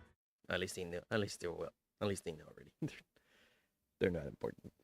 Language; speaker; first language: English; native; English